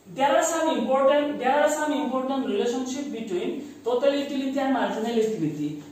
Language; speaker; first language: English; non-native, local second language; Assamese